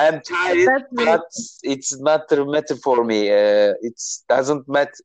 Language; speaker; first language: English; non-native, learner; Turkish